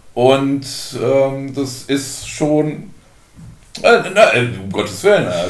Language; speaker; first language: German; native; German